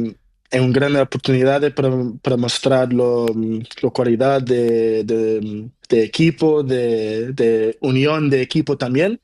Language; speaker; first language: Spanish; non-native, learner; Portuguese